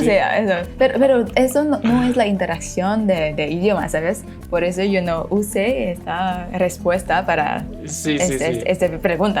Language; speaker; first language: Spanish; non-native, fluent; Thai